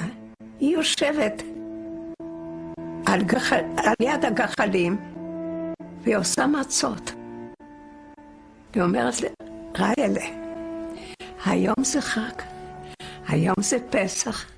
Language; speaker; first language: Hebrew; non-native, fluent; Yiddish